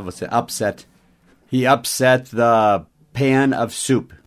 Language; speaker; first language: English; native; English